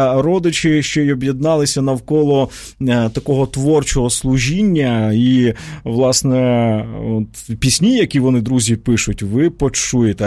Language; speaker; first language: Ukrainian; native; Ukrainian